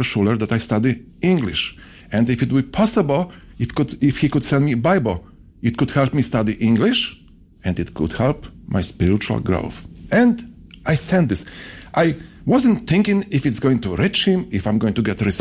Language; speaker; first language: English; non-native, fluent; Polish